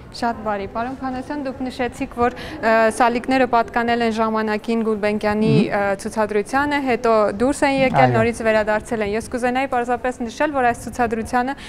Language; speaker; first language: Armenian; native; Armenian